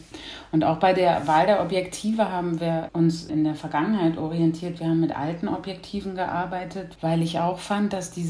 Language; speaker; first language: German; native; German